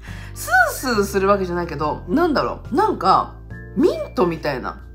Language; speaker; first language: Japanese; native; Japanese